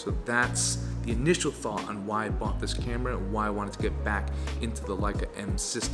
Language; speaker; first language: English; native; English